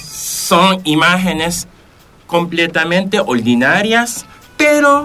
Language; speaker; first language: Spanish; non-native, fluent; Japanese